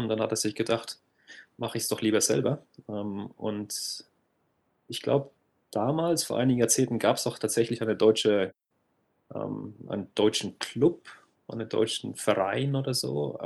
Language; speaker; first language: German; native; German